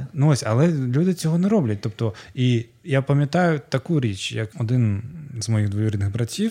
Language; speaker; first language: Ukrainian; non-native, local second language; Russian